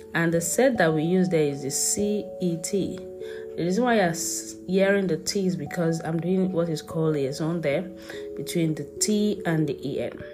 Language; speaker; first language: English; non-native, local second language; Yoruba